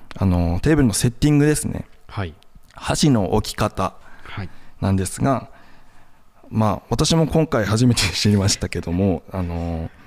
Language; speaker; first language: Japanese; native; Japanese